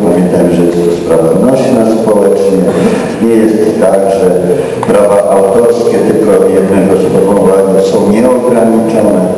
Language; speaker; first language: Polish; native; Polish